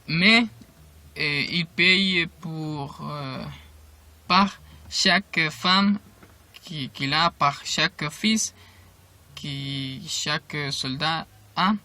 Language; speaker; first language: French; non-native, learner; Spanish